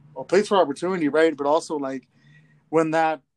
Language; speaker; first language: English; early bilingual, other home language; Spanish